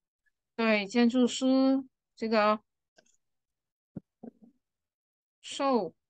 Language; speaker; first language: Chinese; non-native, fluent; Vietnamese